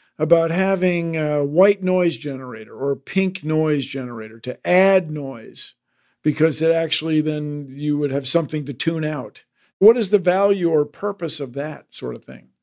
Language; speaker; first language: English; native; English